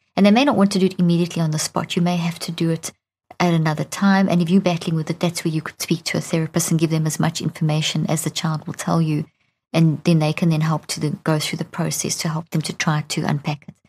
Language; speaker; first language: English; native; English